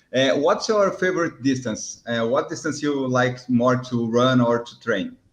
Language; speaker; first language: English; non-native, learner; Portuguese